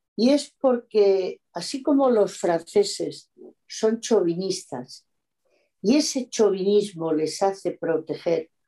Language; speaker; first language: Spanish; native; Spanish